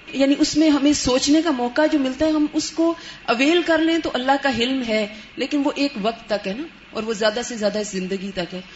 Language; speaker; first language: Urdu; non-native, local second language; Punjabi